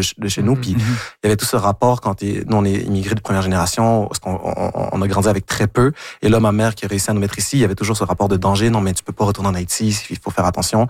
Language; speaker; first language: French; early bilingual, other home language; Haitian Creole